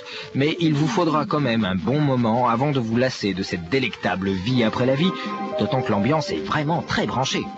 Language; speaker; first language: French; native; French